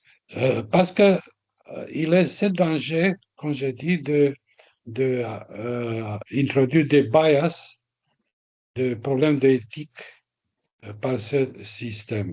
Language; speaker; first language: French; non-native, fluent; Romanian